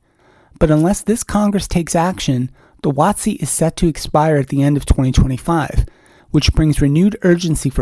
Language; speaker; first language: English; native; English